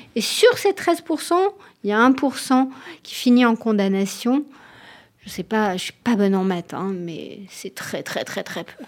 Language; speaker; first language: French; non-native, fluent; Hebrew